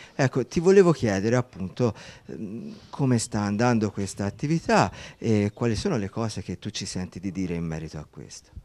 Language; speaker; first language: Italian; native; Italian